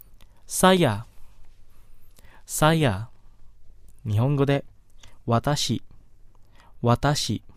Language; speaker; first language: Japanese; non-native, fluent; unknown